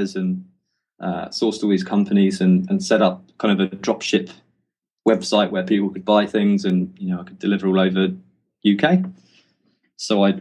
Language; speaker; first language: English; native; English